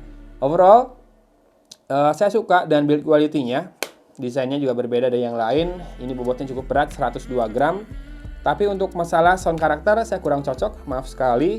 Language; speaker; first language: Indonesian; native; Indonesian